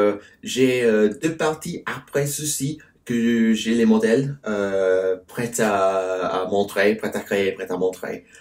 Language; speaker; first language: French; non-native, fluent; English